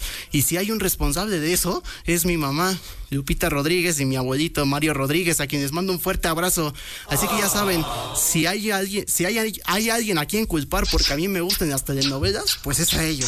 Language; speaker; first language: Spanish; native; Spanish